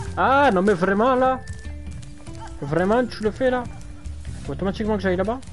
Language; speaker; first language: French; native; French